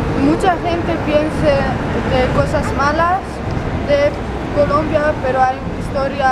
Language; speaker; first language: Spanish; non-native, learner; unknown